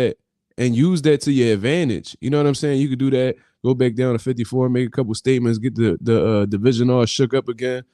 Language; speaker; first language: English; native; English